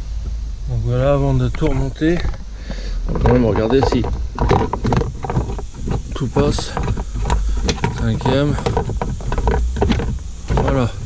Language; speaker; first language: French; native; French